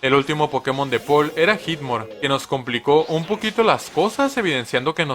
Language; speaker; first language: Spanish; native; Spanish